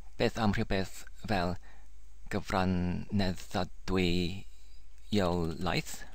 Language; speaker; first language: Welsh; non-native, learner; English